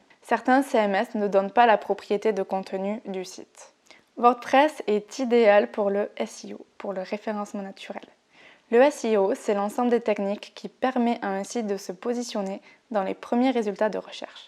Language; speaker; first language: French; native; French